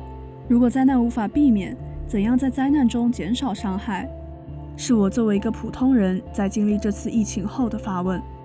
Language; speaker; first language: Chinese; native; Chinese